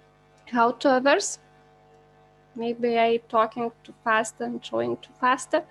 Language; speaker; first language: English; non-native, learner; Lithuanian